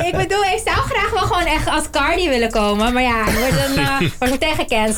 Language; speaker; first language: Dutch; native; Dutch